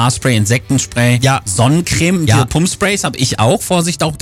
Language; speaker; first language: German; native; German